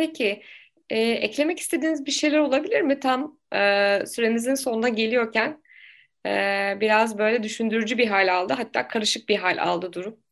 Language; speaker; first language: Turkish; native; Turkish